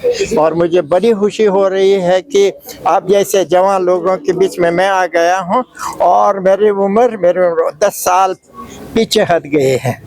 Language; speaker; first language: Hindi; non-native, fluent; Uzbek